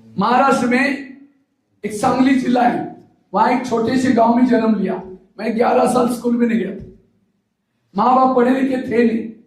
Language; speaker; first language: Hindi; non-native, local second language; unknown